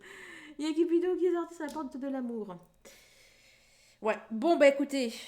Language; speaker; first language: French; native; French